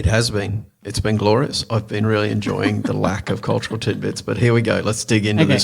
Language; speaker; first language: English; native; English